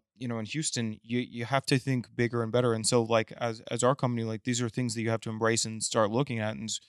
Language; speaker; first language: English; native; English